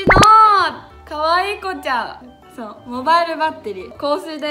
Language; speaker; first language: Japanese; native; Japanese